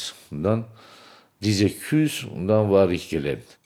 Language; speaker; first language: German; non-native, fluent; Turkish